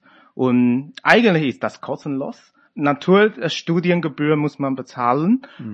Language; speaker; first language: German; non-native, fluent; Chinese